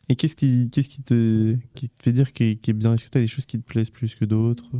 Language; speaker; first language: French; native; French